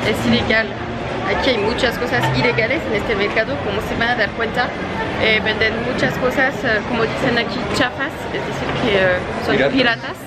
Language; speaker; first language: Spanish; non-native, fluent; French